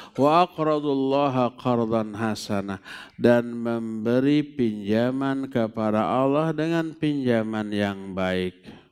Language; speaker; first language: Indonesian; non-native, local second language; Sundanese